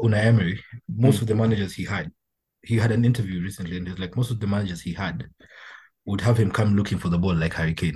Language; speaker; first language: English; non-native, local second language; Luo (Kenya and Tanzania)